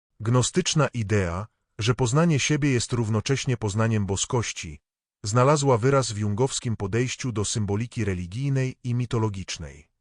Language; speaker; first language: Polish; native; Polish